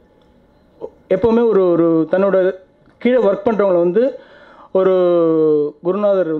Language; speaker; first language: Tamil; native; Tamil